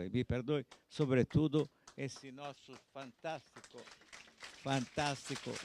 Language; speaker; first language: Portuguese; non-native, fluent; Italian